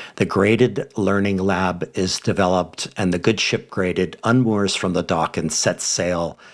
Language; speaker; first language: English; native; English